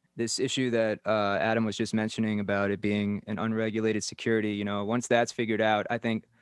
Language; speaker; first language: English; native; English